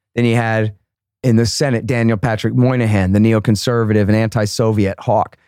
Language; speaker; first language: English; native; English